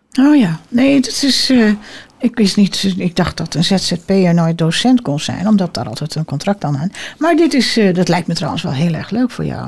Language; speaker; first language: Dutch; native; Dutch